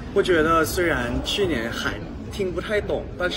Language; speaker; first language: Chinese; non-native, fluent; Thai